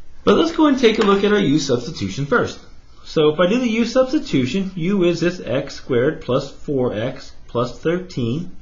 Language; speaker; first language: English; native; English